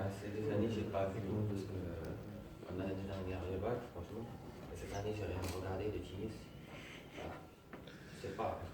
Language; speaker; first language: French; non-native, fluent; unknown